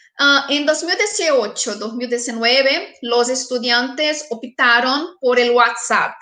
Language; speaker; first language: Spanish; non-native, fluent; Portuguese